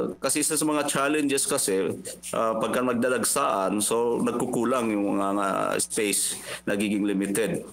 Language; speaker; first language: Filipino; non-native, local second language; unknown